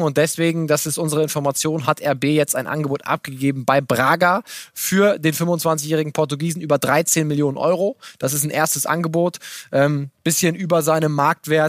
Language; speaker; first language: German; native; German